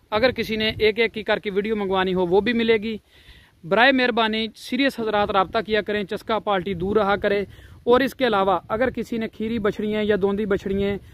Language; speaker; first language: Urdu; non-native, local second language; Punjabi